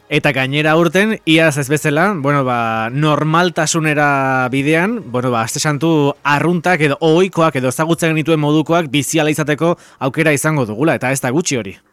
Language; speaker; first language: Basque; native; Basque